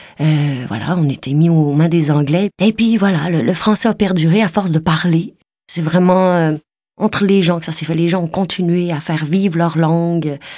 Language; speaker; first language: French; native; French